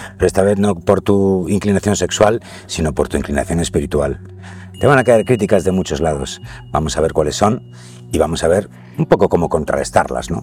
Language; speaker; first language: Spanish; native; Spanish